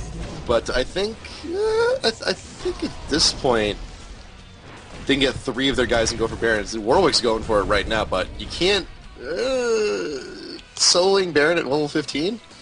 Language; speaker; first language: English; native; English